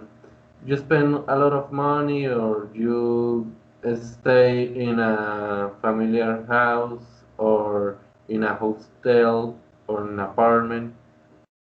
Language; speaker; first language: English; non-native, learner; Spanish